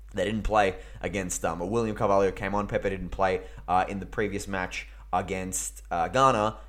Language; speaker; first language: English; early bilingual, other home language; Greek